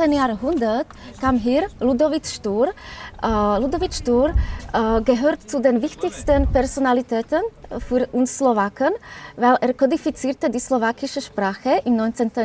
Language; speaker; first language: German; non-native, fluent; Slovak